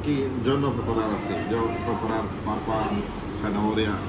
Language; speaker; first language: Spanish; non-native, learner; Malayalam